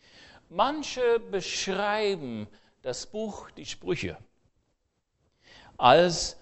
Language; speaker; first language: German; non-native, fluent; English